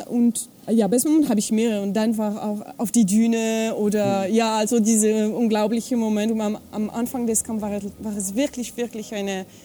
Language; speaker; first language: German; non-native, fluent; French